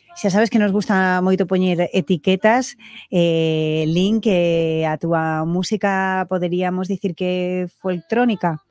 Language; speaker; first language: Galician; non-native, local second language; Spanish